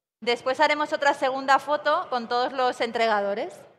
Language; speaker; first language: Spanish; native; Spanish